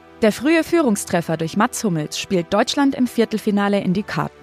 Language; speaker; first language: German; native; German